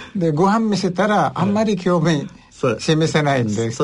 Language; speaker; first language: Japanese; non-native, fluent; Sinhala